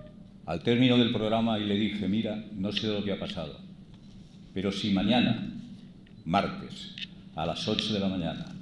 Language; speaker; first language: Spanish; native; Spanish